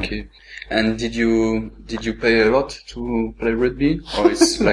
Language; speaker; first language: English; non-native, learner; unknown